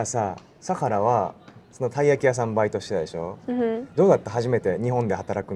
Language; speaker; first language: Japanese; native; Japanese